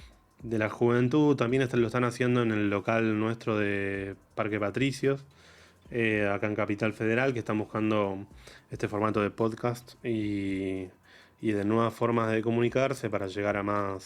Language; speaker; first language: Spanish; native; Spanish